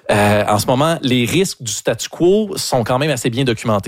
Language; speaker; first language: French; native; French